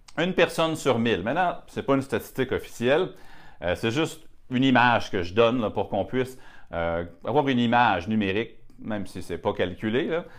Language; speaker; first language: French; native; French